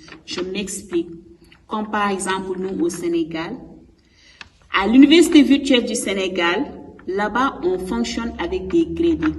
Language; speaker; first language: French; non-native, local second language; Wolof